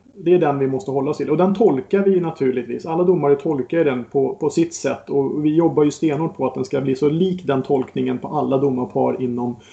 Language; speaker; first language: Swedish; native; Swedish